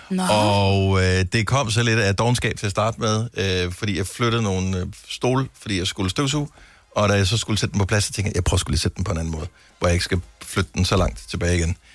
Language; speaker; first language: Danish; native; Danish